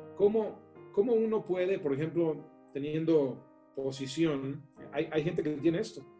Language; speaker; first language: Spanish; native; Spanish